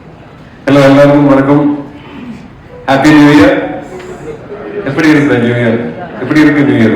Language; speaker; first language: Tamil; non-native, fluent; Malayalam